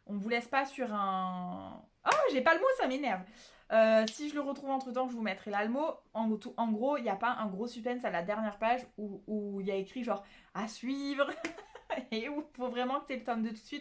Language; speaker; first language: French; native; French